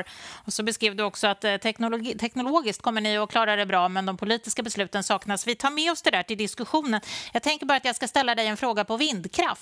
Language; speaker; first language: Swedish; native; Swedish